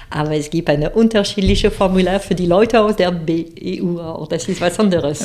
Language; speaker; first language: German; non-native, fluent; French